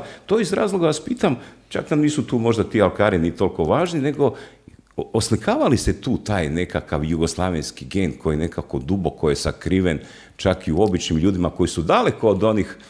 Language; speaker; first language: Croatian; native; Croatian